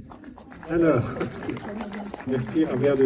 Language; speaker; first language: French; native; French